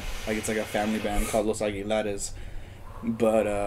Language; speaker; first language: English; native; English